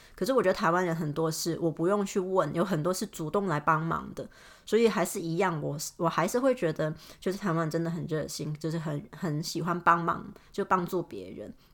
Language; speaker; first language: Chinese; non-native, local second language; Cantonese